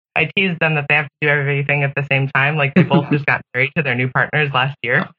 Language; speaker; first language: English; native; English